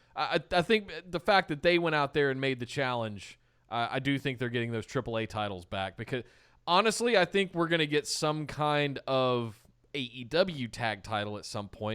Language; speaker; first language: English; native; English